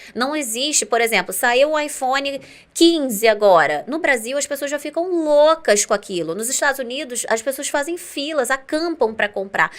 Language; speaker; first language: Portuguese; native; Portuguese